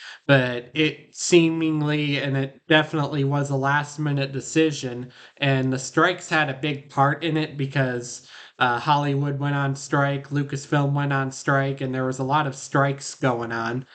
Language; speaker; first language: English; native; English